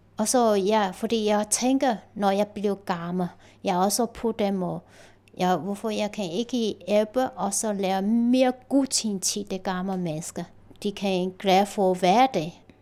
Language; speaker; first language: Danish; non-native, learner; Chinese